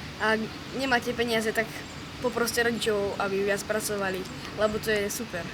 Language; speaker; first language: Slovak; native; Slovak